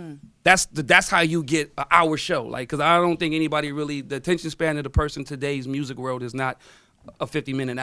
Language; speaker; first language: English; native; English